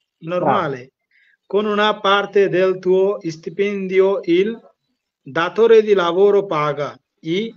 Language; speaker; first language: Italian; non-native, learner; Bangla